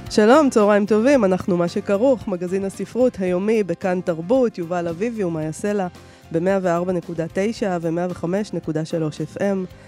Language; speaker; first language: Hebrew; native; Hebrew